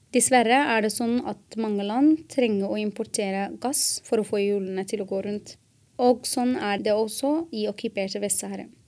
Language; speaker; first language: Norwegian; non-native, fluent; Arabic